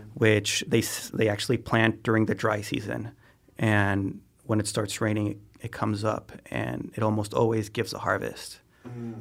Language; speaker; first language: English; non-native, fluent; Spanish